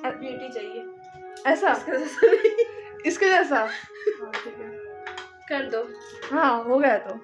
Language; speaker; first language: Hindi; non-native, local second language; Bangla